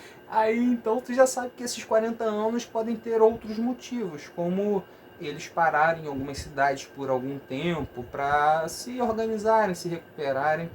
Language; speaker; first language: Portuguese; native; Portuguese